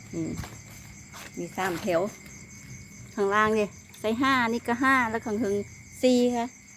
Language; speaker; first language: Thai; native; Thai